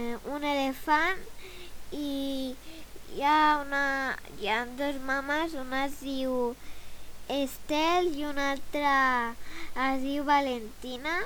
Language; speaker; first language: Catalan; non-native, local second language; Spanish